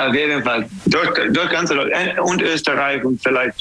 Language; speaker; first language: German; non-native, fluent; English